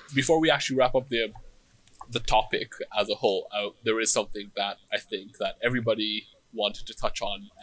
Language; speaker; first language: English; non-native, fluent; Hebrew